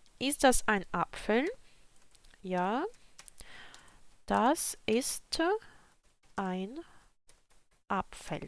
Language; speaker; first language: German; non-native, fluent; Ukrainian